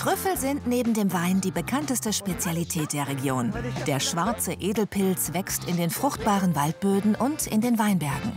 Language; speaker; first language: German; native; German